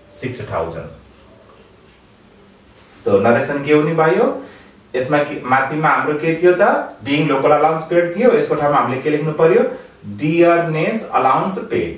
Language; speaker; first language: Nepali; native; Nepali